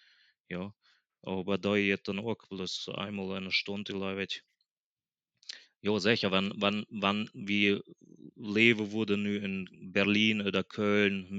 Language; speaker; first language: German; early bilingual, other home language; Plautdietsch